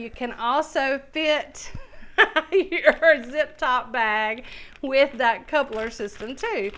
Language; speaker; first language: English; native; English